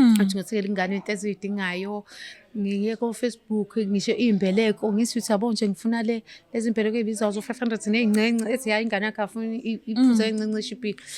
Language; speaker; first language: Zulu; native; Zulu